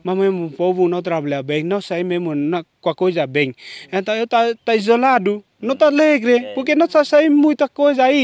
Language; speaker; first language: Portuguese; non-native, learner; Vietnamese